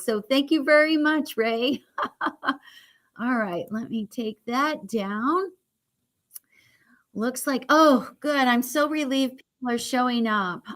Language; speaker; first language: English; native; English